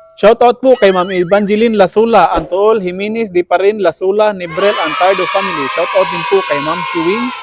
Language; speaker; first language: Filipino; native; Filipino